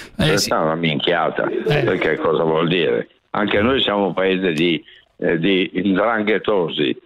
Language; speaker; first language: Italian; native; Italian